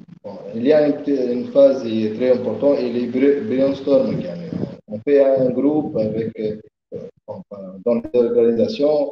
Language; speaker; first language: French; non-native, learner; Arabic